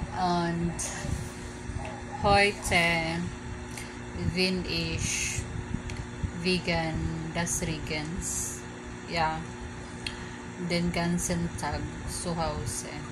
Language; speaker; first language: German; non-native, learner; English